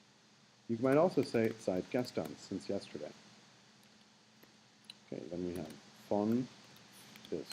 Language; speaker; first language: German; non-native, fluent; English